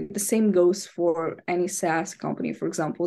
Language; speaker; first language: English; non-native, fluent; Ukrainian